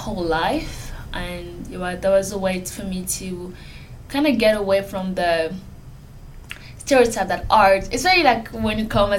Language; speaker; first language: English; non-native, fluent; French